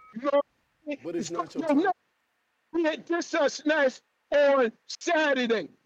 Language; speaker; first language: English; native; English